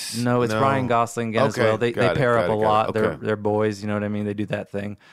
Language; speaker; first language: English; native; English